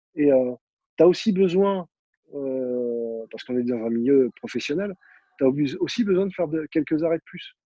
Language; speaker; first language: French; native; French